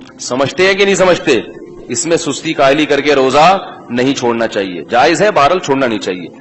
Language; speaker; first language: Urdu; native; Urdu